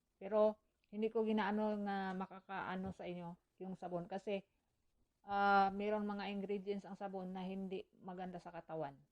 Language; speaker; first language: Filipino; non-native, local second language; Cebuano